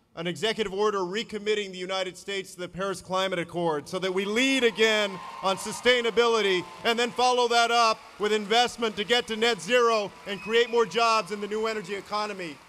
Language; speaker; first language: English; native; English